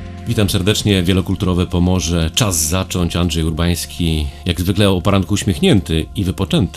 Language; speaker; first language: Polish; native; Polish